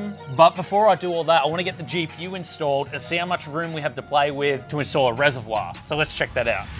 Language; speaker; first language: English; native; English